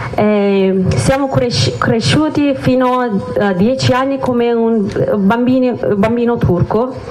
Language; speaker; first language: Italian; non-native, learner; Kurdish